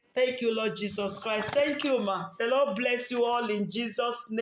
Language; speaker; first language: English; non-native, local second language; Yoruba